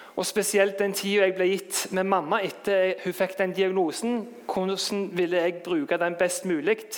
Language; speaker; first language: Norwegian; native; Norwegian